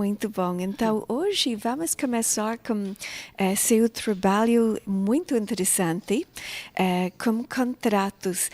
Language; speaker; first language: Portuguese; non-native, learner; English